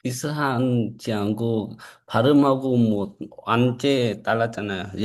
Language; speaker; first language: Korean; non-native, learner; Vietnamese